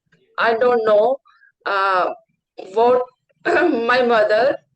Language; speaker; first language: English; non-native, learner; Hindi